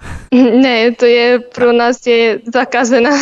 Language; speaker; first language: Czech; non-native, learner; Arabic